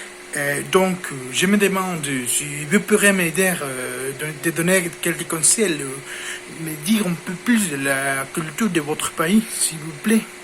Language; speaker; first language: French; non-native, learner; Spanish